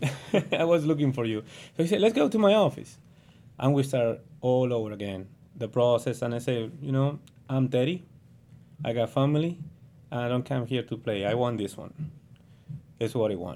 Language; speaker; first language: English; non-native, learner; Spanish